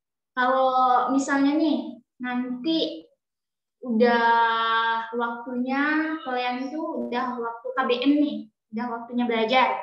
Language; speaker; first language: Indonesian; native; Indonesian